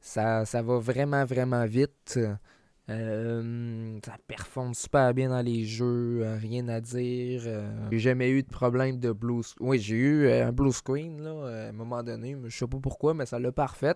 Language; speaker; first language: French; native; French